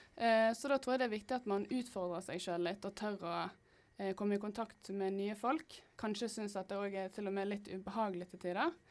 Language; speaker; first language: Norwegian; native; Norwegian